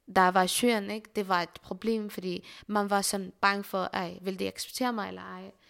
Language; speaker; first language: Danish; non-native, fluent; Arabic